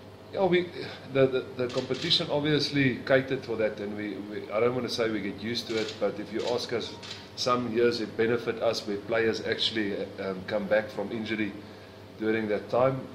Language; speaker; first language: English; non-native, local second language; Afrikaans